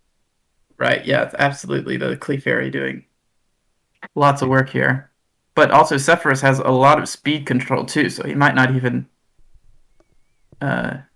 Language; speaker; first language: English; native; English